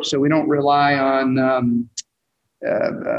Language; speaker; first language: English; native; English